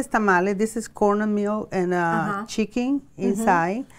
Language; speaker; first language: English; non-native, learner; Spanish